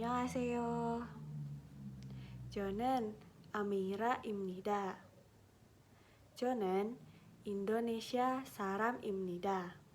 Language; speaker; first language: Korean; non-native, learner; Indonesian